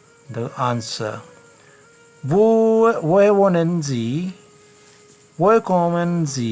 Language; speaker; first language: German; non-native, learner; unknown